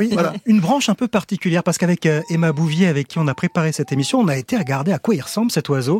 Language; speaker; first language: French; native; French